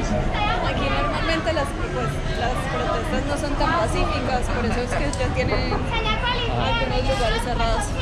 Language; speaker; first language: Spanish; native; Spanish